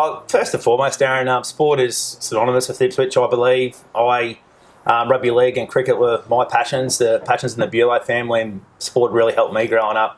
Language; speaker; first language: English; native; English